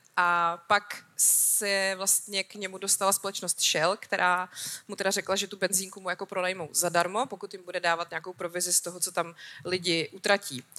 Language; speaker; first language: Czech; native; Czech